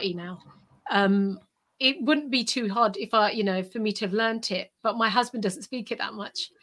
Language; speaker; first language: English; early bilingual, other home language; Urdu